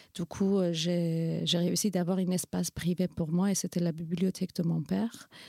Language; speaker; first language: French; non-native, fluent; Kurdish